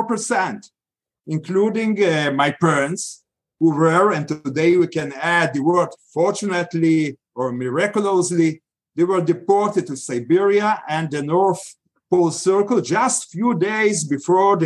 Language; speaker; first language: English; non-native, fluent; Yiddish